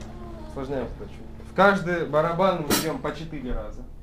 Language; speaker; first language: Russian; native; Russian